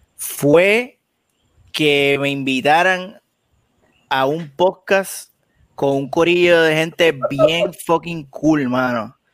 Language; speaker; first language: Spanish; native; Spanish